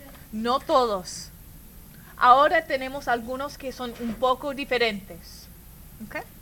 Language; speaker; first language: Spanish; non-native, fluent; English